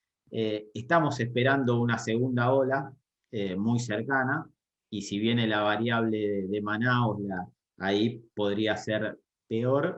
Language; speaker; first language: Spanish; native; Spanish